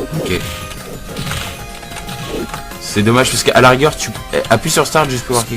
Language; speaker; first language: French; native; French